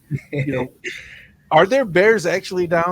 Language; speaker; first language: English; native; English